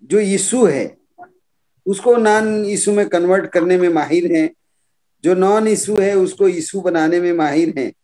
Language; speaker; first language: Hindi; native; Hindi